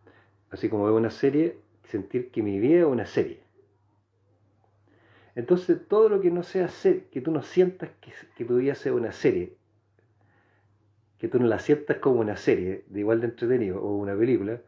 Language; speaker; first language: Spanish; native; Spanish